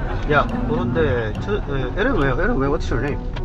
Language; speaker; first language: English; non-native, learner; Korean